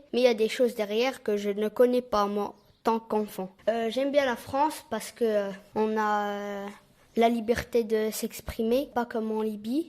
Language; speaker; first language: French; early bilingual, other home language; Arabic